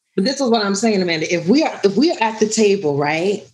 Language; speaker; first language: English; native; English